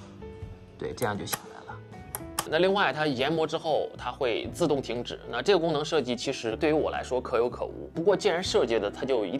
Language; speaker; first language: Chinese; native; Chinese